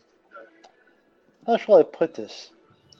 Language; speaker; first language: English; native; English